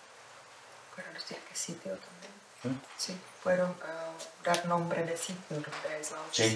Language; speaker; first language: Spanish; non-native, fluent; Czech